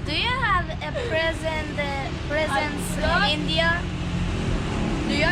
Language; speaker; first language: English; non-native, learner; Persian